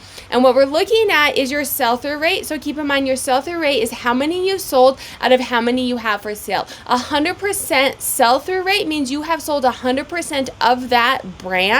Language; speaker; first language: English; native; English